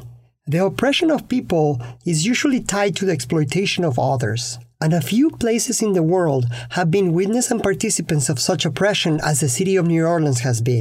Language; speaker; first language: English; non-native, fluent; Spanish